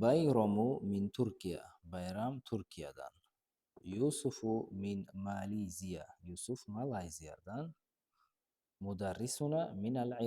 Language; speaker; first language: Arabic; non-native, fluent; Uzbek